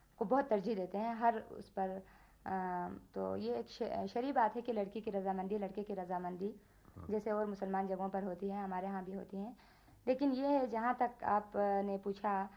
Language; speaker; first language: Urdu; non-native, local second language; Balti